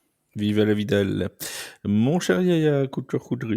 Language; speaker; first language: French; native; French